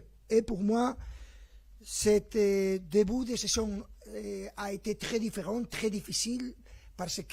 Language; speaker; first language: French; non-native, fluent; Spanish